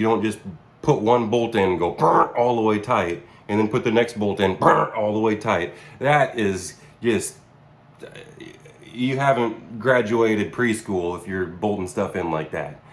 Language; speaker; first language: English; native; English